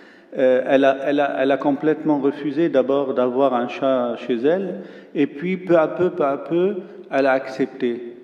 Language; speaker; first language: French; non-native, local second language; Arabic